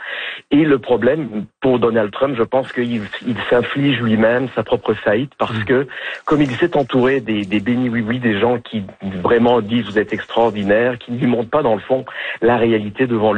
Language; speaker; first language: French; native; French